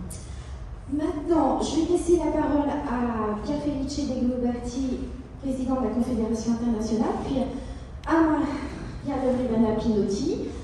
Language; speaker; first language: French; native; French